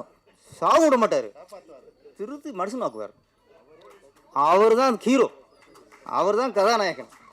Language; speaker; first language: Tamil; native; Tamil